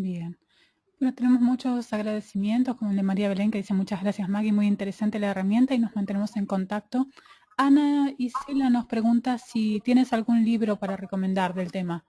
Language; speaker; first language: Spanish; native; Spanish